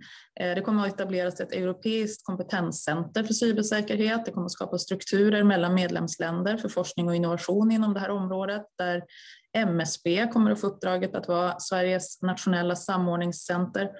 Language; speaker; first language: Swedish; native; Swedish